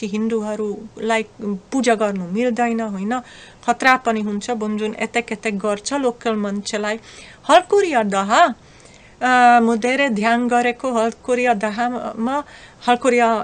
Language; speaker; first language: Nepali; non-native, fluent; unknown